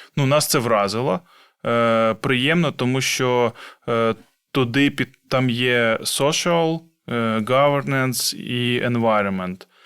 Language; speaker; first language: Ukrainian; non-native, local second language; Russian